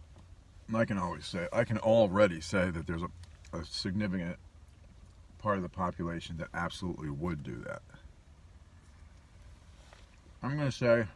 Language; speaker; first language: English; native; English